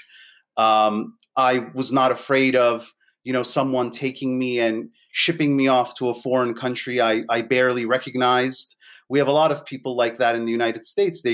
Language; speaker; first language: English; native; English